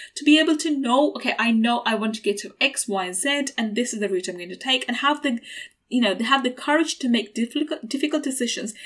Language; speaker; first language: English; native; English